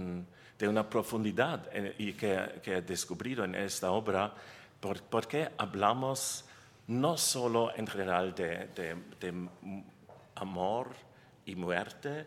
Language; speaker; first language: Spanish; non-native, learner; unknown